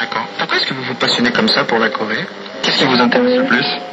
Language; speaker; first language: French; native; French